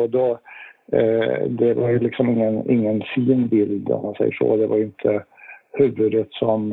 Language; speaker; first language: Swedish; native; Swedish